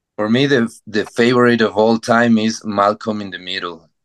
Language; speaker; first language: English; non-native, fluent; Spanish